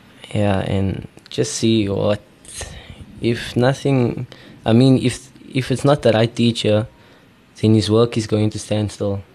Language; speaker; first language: English; native; English